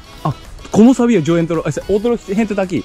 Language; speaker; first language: Spanish; non-native, learner; Japanese